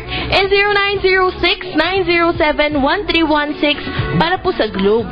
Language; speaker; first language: Filipino; native; Filipino